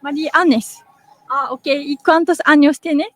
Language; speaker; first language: Spanish; non-native, learner; Japanese